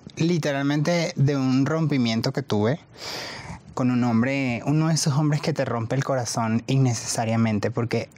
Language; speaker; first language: Spanish; native; Spanish